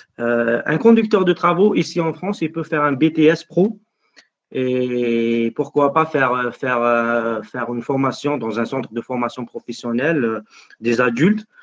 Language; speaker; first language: French; non-native, local second language; Arabic